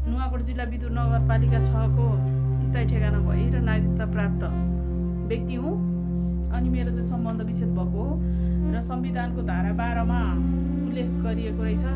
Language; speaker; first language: Nepali; native; Nepali